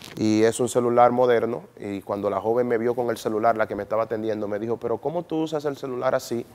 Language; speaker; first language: Spanish; native; Spanish